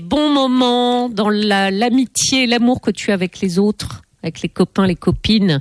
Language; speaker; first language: French; native; French